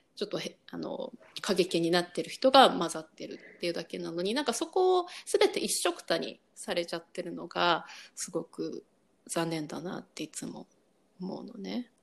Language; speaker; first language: Japanese; native; Japanese